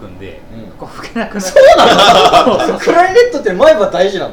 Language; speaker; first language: Japanese; native; Japanese